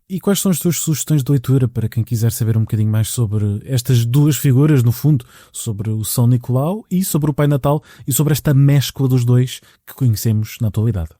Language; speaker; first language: Portuguese; native; Portuguese